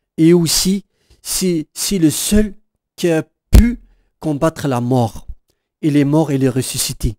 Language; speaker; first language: French; non-native, local second language; Kabyle